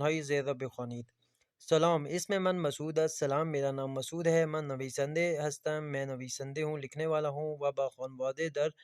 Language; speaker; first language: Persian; non-native, fluent; Urdu